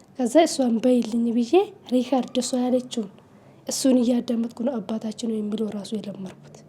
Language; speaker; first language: Amharic; non-native, local second language; Oromo